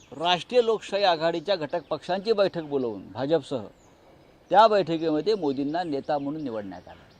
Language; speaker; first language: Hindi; non-native, local second language; Marathi